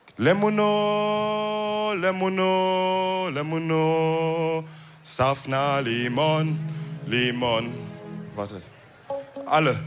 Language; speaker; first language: German; early bilingual, other home language; Wolof